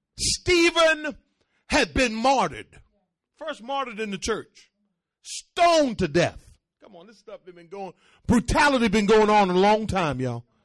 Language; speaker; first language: English; early bilingual, other home language; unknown